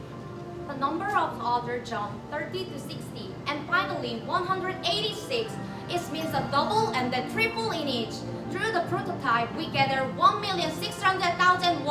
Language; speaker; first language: English; non-native, learner; Korean